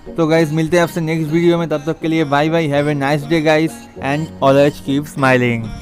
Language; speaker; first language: Hindi; non-native, local second language; Bangla